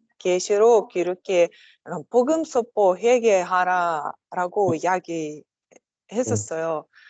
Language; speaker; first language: Korean; non-native, learner; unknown